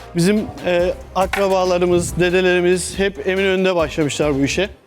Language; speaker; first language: Turkish; native; Turkish